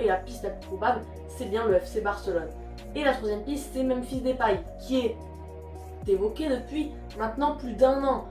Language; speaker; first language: French; native; French